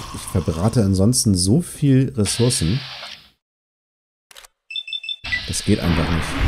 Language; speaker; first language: German; native; German